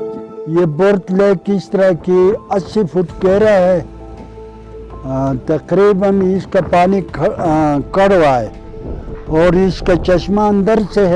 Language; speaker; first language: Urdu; non-native, local second language; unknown